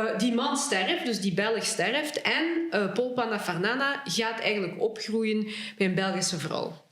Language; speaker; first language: Dutch; early bilingual, other home language; Lingala